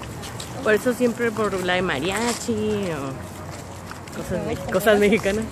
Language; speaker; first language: Spanish; native; Spanish